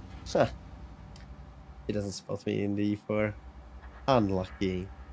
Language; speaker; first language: English; non-native, fluent; Czech